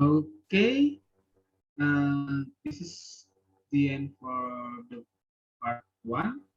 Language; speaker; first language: English; non-native, learner; Indonesian